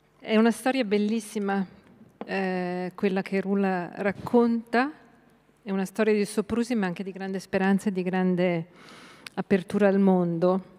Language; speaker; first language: Italian; native; Italian